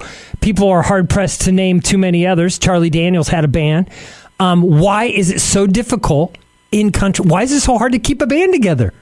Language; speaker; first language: English; native; English